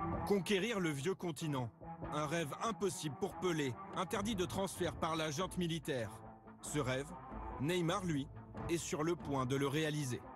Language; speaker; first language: French; native; French